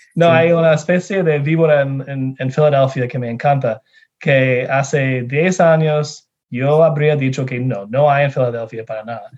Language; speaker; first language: Spanish; non-native, fluent; English